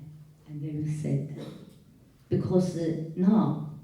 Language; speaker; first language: English; non-native, learner; Chinese